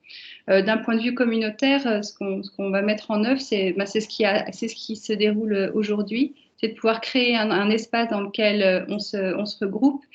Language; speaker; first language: French; native; French